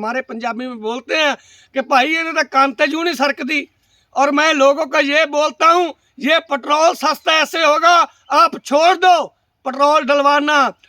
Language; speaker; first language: Hindi; non-native, local second language; Punjabi